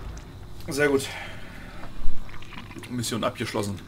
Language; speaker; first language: German; native; German